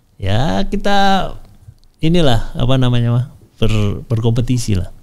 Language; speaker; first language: Indonesian; native; Indonesian